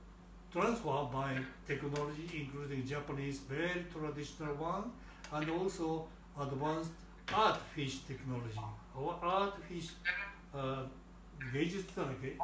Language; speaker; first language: English; non-native, learner; Japanese